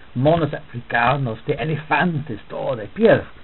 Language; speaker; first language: Spanish; non-native, fluent; English